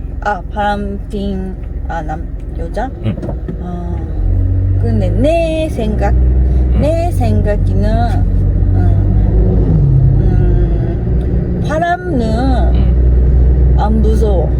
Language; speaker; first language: Korean; non-native, learner; Japanese